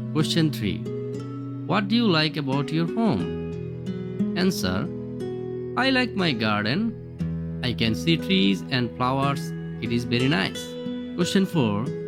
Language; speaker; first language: English; non-native, local second language; Bangla